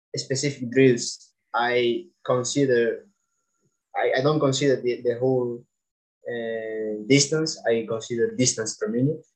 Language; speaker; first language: English; non-native, fluent; Spanish